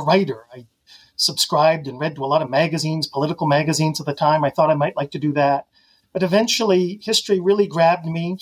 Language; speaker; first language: English; native; English